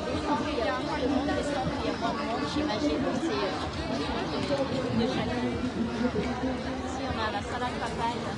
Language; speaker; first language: French; early bilingual, other home language; Vietnamese